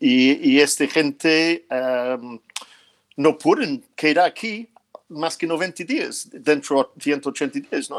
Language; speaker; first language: Spanish; non-native, fluent; English